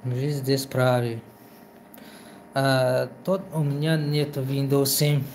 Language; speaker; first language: Russian; non-native, learner; Tajik